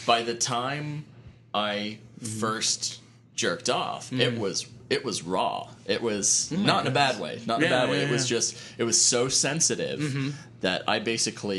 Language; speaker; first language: English; native; English